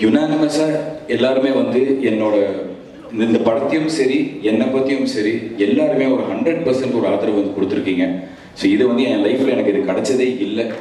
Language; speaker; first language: Tamil; native; Tamil